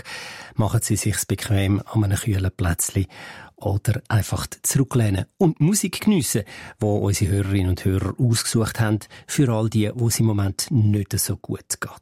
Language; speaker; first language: German; native; German